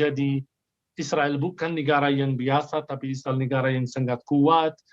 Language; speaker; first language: Indonesian; non-native, fluent; Arabic